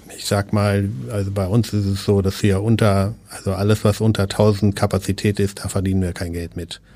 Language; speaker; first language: German; native; German